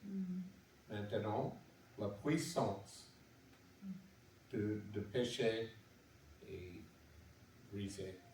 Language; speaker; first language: French; non-native, learner; English